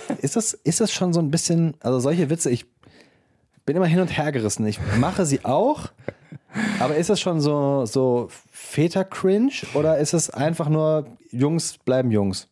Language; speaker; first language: German; native; German